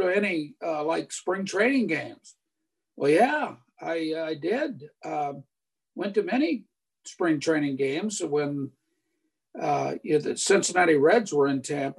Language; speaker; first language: English; native; English